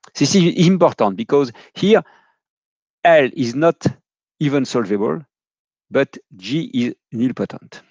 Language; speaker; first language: English; non-native, fluent; French